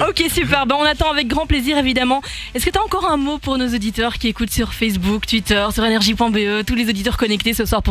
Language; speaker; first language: French; native; French